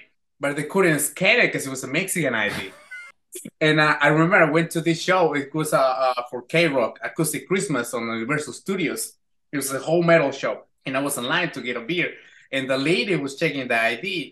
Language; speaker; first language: English; non-native, fluent; Spanish